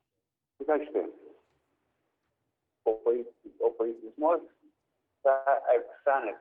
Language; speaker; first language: Greek; non-native, learner; Ukrainian